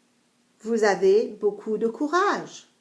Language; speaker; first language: French; non-native, fluent; English